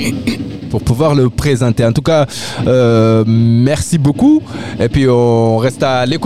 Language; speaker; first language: French; native; French